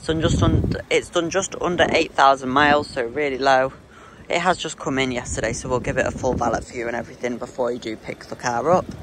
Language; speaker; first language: English; native; English